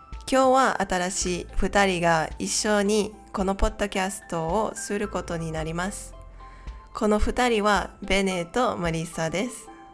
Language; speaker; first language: Japanese; non-native, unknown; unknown